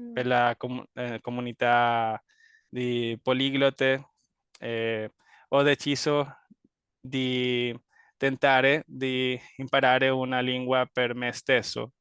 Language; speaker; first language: Italian; non-native, learner; Spanish